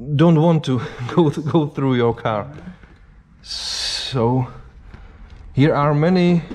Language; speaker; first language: English; non-native, learner; Czech